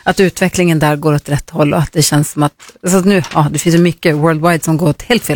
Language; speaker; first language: Swedish; native; Swedish